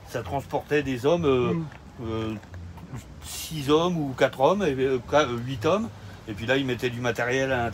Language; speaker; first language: French; native; French